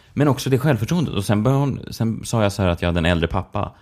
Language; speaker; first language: Swedish; native; Swedish